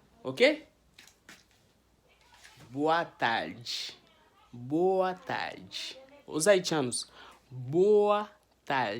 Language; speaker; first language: Portuguese; non-native, learner; Haitian Creole